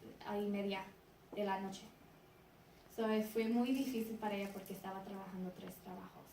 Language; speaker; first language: Spanish; early bilingual, heritage; Spanish